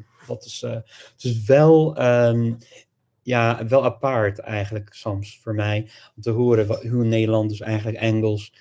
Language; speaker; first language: Dutch; non-native, fluent; English